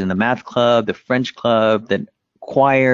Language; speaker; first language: English; early bilingual, other home language; Vietnamese